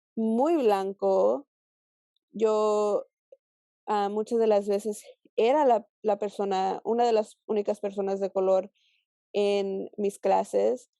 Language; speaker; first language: Spanish; early bilingual, heritage; Spanish